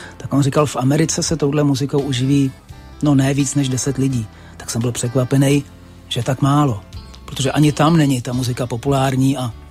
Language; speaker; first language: Czech; native; Czech